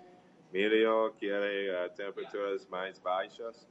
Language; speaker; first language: Portuguese; non-native, learner; English